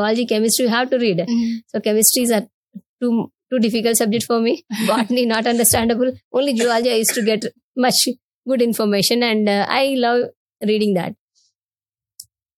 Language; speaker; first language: English; non-native, local second language; Telugu